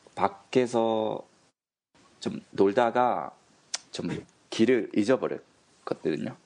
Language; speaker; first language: Korean; non-native, fluent; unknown